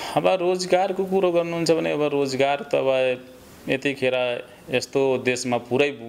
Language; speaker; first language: Nepali; non-native, local second language; Bhojpuri